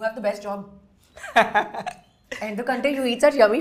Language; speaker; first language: Telugu; non-native, fluent; Hindi